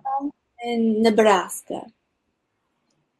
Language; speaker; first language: Spanish; early bilingual, heritage; English